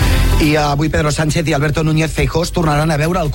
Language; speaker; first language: Catalan; native; Catalan